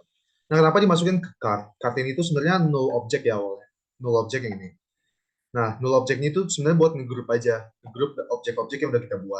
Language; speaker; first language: Indonesian; native; Indonesian